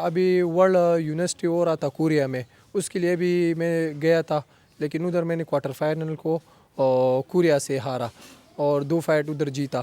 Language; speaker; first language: Hindi; non-native, local second language; Pashto